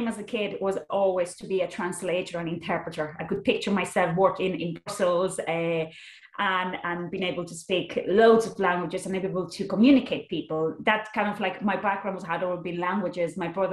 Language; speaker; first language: English; non-native, fluent; Spanish